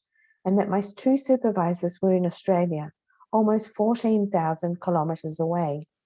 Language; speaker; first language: English; non-native, fluent; Hebrew